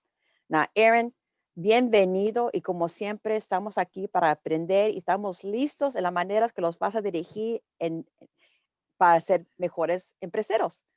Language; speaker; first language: Spanish; early bilingual, heritage; English